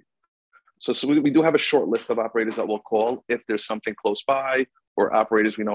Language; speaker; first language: English; native; English